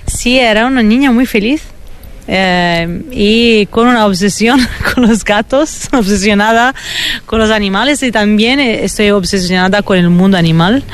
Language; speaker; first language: Spanish; non-native, fluent; Italian